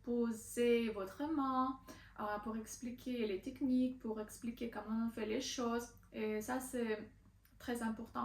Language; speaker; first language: French; non-native, learner; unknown